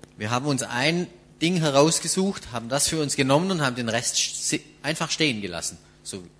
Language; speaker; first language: German; native; German